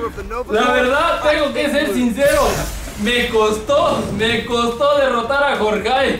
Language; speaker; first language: Spanish; native; Spanish